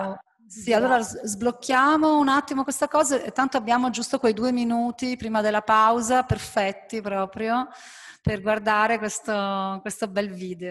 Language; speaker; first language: Italian; native; Italian